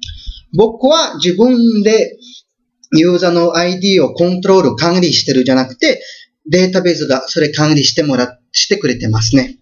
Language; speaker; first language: Japanese; non-native, fluent; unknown